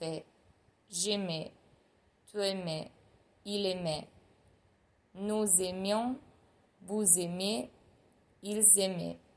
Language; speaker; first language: French; non-native, fluent; Italian